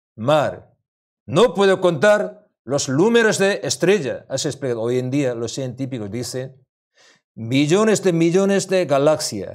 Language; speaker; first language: Spanish; non-native, learner; Korean